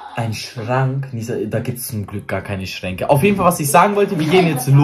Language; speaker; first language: German; native; German